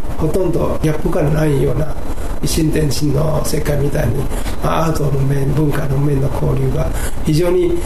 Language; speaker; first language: Japanese; non-native, fluent; Chinese